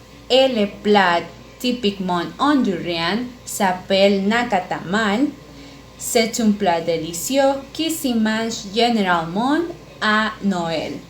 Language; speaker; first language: French; non-native, learner; Spanish